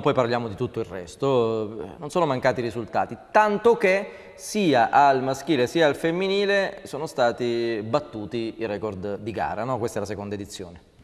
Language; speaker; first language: Italian; native; Italian